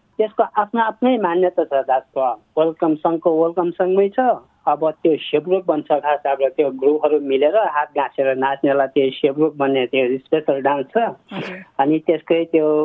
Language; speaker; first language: Nepali; non-native, local second language; Sherpa